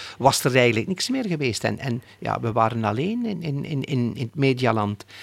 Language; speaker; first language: Dutch; native; Dutch